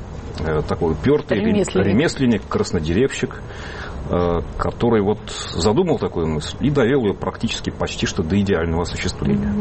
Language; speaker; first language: Russian; native; Russian